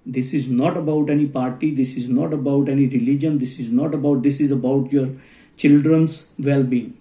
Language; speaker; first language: English; non-native, local second language; Punjabi